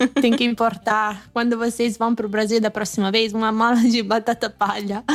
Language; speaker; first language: Portuguese; non-native, fluent; Italian